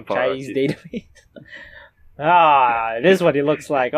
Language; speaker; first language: English; non-native, local second language; Filipino